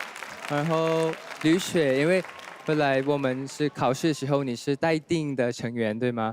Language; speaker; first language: Chinese; non-native, fluent; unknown